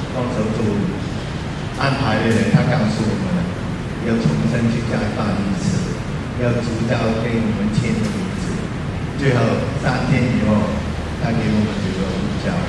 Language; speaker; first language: Chinese; non-native, local second language; Cantonese